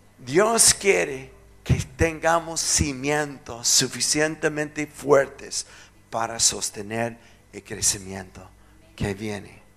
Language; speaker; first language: Spanish; non-native, fluent; English